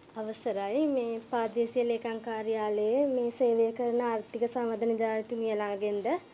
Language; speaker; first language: Sinhala; native; Sinhala